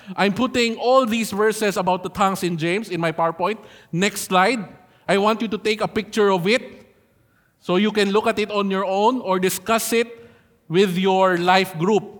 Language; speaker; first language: English; non-native, local second language; Filipino